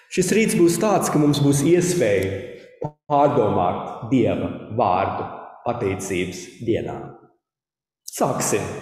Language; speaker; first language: Latvian; early bilingual, heritage; Latvian